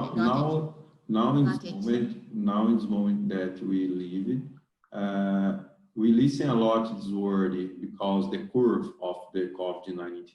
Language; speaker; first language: English; non-native, learner; Portuguese